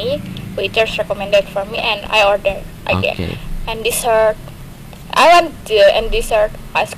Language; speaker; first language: English; non-native, learner; Indonesian